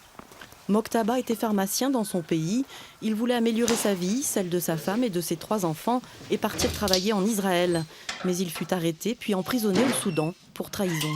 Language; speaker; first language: French; native; French